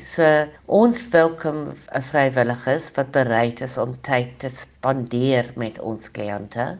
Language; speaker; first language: Afrikaans; non-native, local second language; English